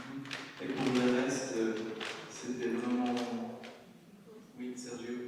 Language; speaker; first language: French; non-native, fluent; English